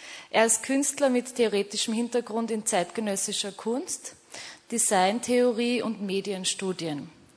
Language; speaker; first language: German; native; German